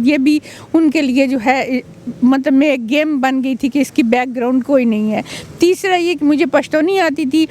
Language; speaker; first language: Urdu; non-native, local second language; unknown